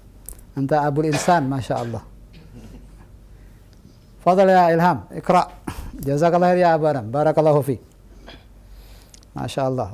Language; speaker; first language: Arabic; non-native, fluent; Indonesian